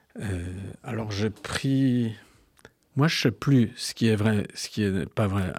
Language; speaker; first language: French; non-native, fluent; Polish